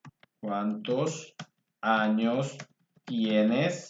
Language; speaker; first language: Spanish; non-native, fluent; English